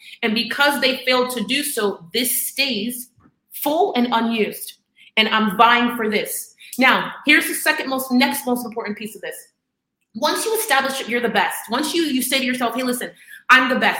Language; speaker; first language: English; early bilingual, other home language; Spanish